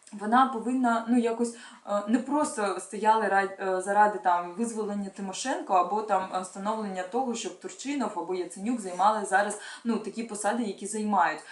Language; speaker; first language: Ukrainian; non-native, local second language; Russian